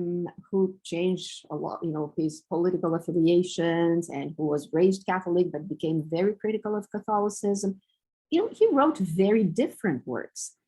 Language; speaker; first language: English; non-native, fluent; Romanian